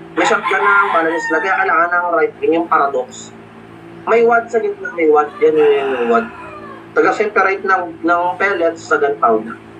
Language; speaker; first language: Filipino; non-native, local second language; Hiligaynon